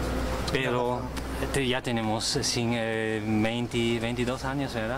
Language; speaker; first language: Spanish; non-native, learner; German